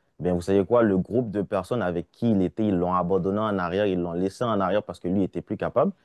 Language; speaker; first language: French; non-native, local second language; Haitian Creole